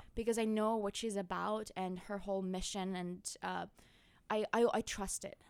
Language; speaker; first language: English; non-native, fluent; Russian